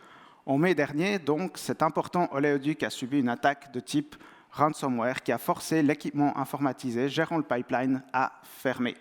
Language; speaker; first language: French; native; French